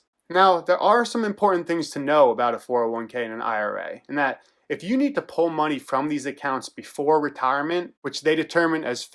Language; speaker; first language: English; native; English